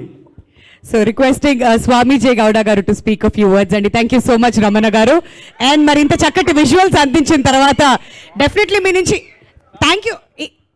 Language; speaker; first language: Telugu; native; Telugu